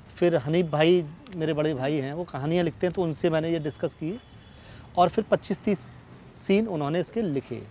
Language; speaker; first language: Hindi; native; Hindi